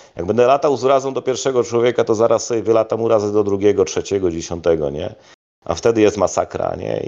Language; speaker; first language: Polish; native; Polish